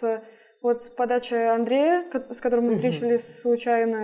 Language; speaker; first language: Russian; native; Russian